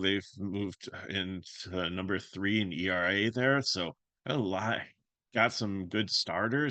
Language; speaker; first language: English; native; English